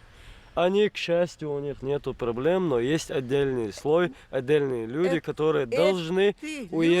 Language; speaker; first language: Russian; non-native, local second language; Chechen